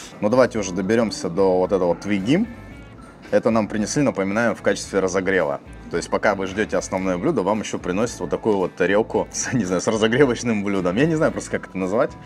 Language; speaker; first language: Russian; native; Russian